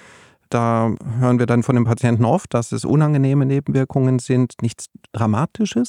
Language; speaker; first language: German; native; German